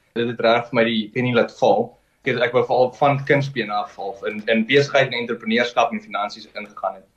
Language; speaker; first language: Afrikaans; native; Afrikaans